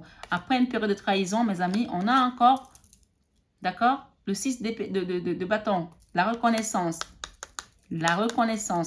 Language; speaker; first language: French; native; French